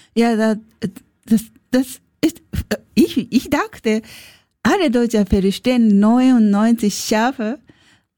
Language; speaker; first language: German; non-native, learner; Japanese